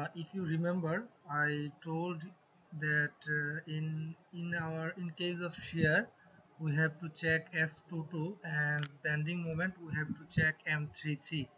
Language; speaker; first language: English; non-native, local second language; Bangla